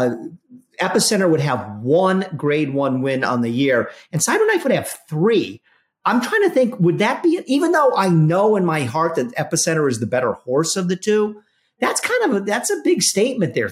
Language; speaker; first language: English; native; English